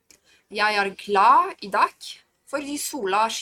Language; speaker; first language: Norwegian; non-native, fluent; Polish